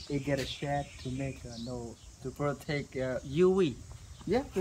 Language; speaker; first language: English; non-native, learner; Khmer